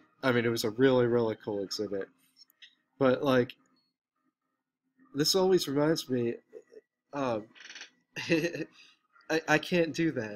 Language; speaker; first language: English; native; English